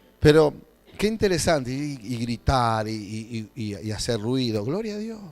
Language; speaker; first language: Spanish; native; Spanish